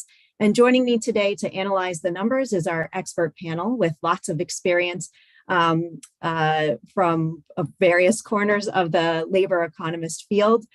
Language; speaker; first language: English; native; English